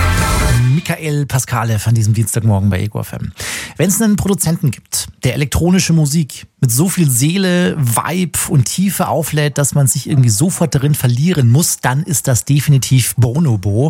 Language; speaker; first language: German; native; German